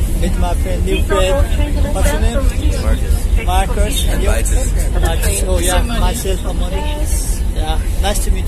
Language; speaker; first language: English; non-native, local second language; Nepali